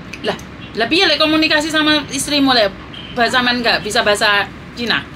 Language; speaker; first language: Indonesian; non-native, local second language; Javanese